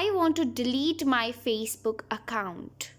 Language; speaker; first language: English; non-native, local second language; Hindi